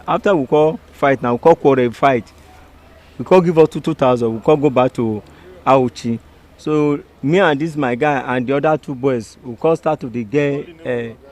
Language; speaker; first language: Nigerian Pidgin; non-native, local second language; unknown